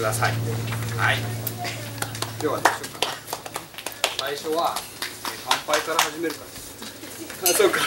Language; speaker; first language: Japanese; native; Japanese